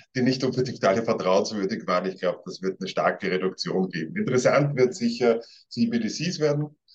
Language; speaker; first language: German; native; German